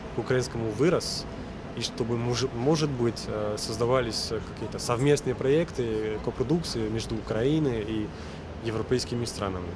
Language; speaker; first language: Russian; non-native, fluent; French